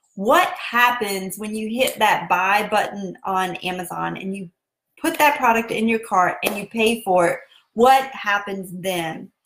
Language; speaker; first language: English; native; English